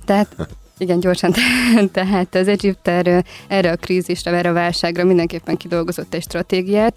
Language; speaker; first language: Hungarian; native; Hungarian